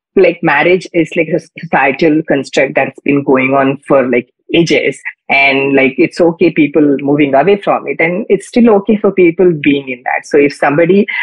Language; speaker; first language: English; non-native, local second language; Kannada